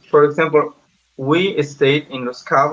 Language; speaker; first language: English; non-native, learner; Spanish